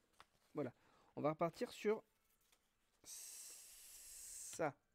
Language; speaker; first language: French; native; French